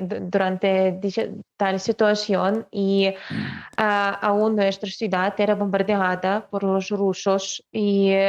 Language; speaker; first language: Spanish; non-native, fluent; Ukrainian